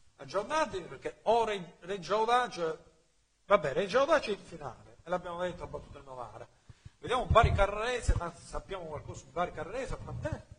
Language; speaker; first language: Italian; native; Italian